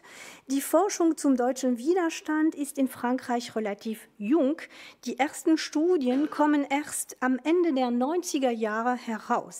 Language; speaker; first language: German; non-native, fluent; French